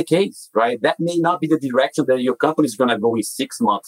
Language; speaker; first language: English; non-native, fluent; Portuguese